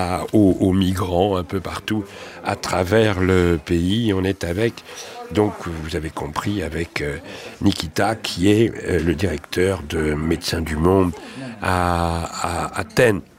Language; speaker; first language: French; native; French